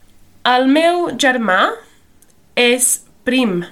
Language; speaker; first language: Catalan; non-native, fluent; English